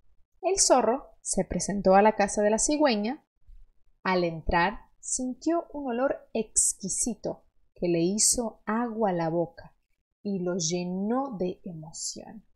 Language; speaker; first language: Spanish; non-native, fluent; Portuguese